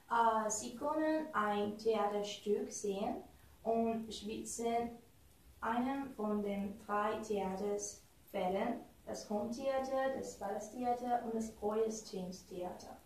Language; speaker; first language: German; non-native, learner; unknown